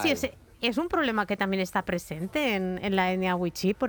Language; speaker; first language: Spanish; native; Spanish